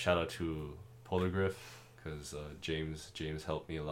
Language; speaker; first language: English; non-native, local second language; German